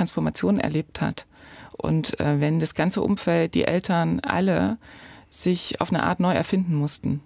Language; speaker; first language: German; native; German